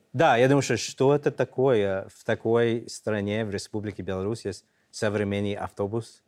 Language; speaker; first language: Russian; non-native, fluent; English